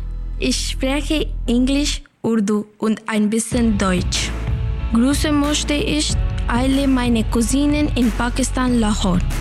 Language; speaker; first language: German; non-native, learner; Urdu